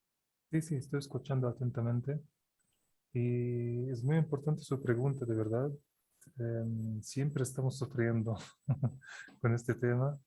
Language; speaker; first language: Spanish; non-native, fluent; Arabic